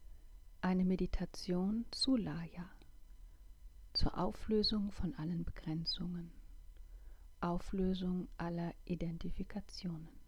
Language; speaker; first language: German; native; German